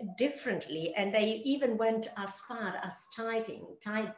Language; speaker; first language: English; non-native, fluent; Italian